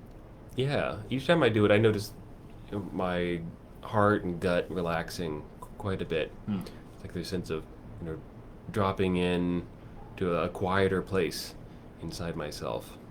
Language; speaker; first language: English; native; English